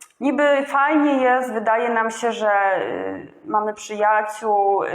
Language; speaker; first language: Polish; native; Polish